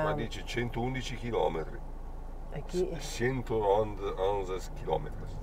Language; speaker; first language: Spanish; non-native, learner; Italian